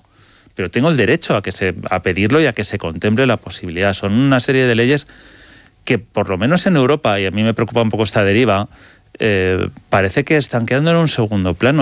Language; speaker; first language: Spanish; native; Spanish